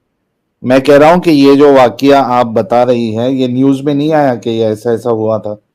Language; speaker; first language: Hindi; native; Hindi